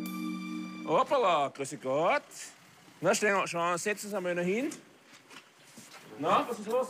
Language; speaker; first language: German; native; German